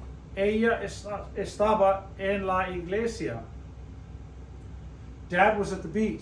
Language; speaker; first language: Spanish; non-native, fluent; English